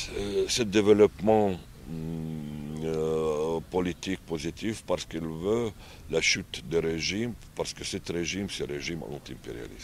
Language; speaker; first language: French; non-native, learner; Arabic